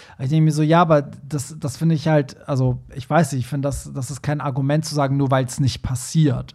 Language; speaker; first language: German; early bilingual, other home language; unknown